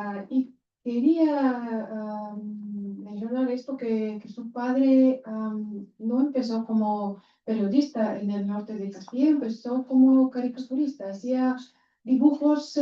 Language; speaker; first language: Spanish; non-native, fluent; Bulgarian